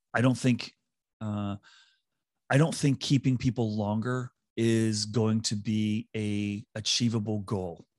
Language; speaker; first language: English; native; English